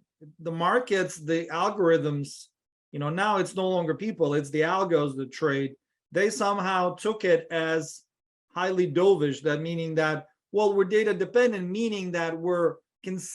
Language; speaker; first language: English; non-native, fluent; Russian